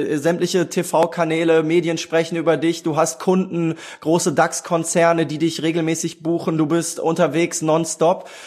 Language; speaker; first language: German; native; German